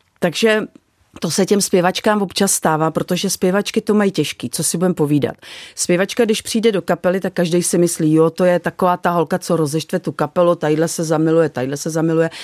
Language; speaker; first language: Czech; native; Czech